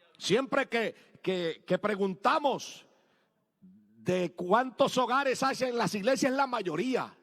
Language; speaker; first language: Spanish; native; Spanish